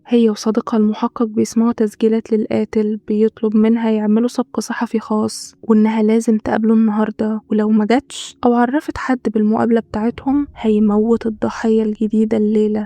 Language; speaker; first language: Arabic; native; Arabic